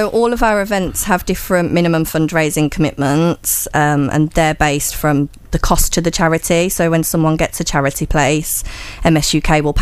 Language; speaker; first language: English; native; English